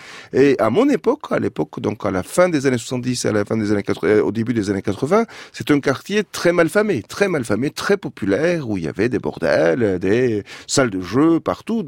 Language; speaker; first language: French; non-native, fluent; Turkish